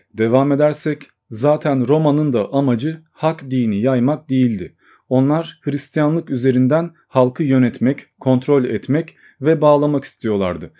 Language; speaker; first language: Turkish; native; Turkish